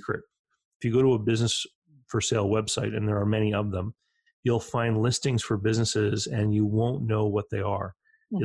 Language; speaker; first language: English; native; English